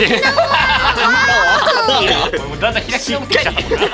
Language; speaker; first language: Japanese; native; Japanese